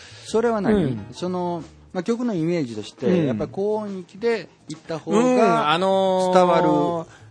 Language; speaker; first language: Japanese; native; Japanese